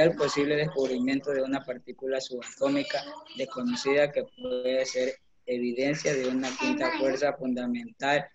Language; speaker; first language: Spanish; native; Spanish